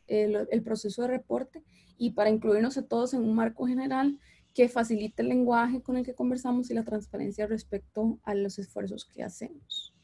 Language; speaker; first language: Spanish; native; Spanish